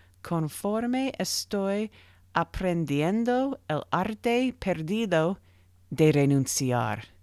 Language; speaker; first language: Spanish; non-native, learner; English